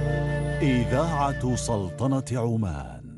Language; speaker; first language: Arabic; native; Arabic